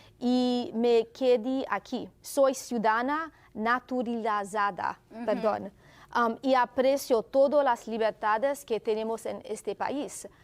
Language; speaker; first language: Spanish; non-native, learner; Haitian Creole